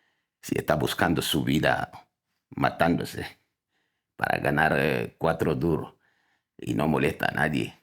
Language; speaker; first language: Spanish; non-native, fluent; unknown